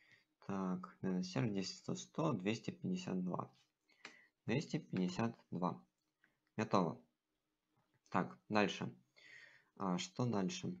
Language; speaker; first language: Russian; native; Russian